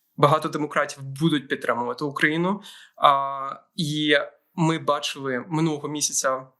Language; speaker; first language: Ukrainian; native; Ukrainian